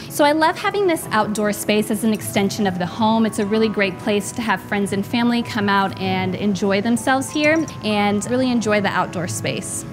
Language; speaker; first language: English; native; English